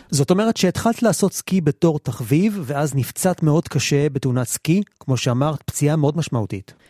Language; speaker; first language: Hebrew; native; Hebrew